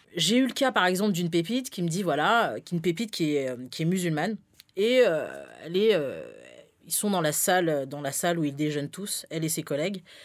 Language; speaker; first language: French; early bilingual, other home language; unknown